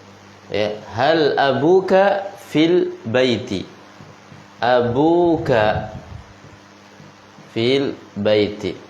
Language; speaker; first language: Arabic; non-native, fluent; Indonesian